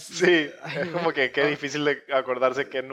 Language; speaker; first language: Spanish; native; Spanish